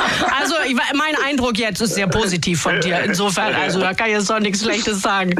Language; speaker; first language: German; native; German